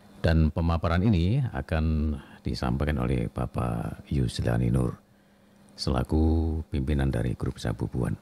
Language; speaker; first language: Indonesian; non-native, local second language; Banjar